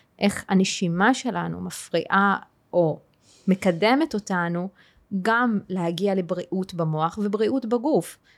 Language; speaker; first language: Hebrew; non-native, local second language; Arabic